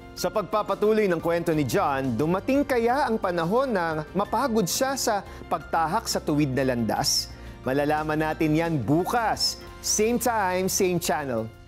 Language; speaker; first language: Filipino; native; Filipino